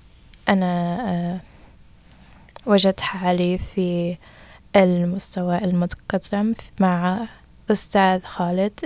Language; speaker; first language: Arabic; non-native, learner; English